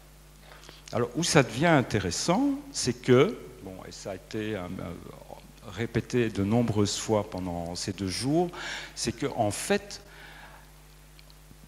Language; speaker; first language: French; native; French